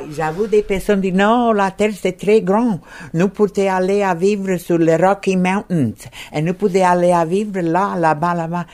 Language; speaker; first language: French; non-native, learner; English